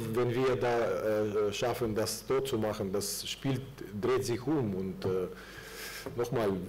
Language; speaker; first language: German; non-native, learner; Russian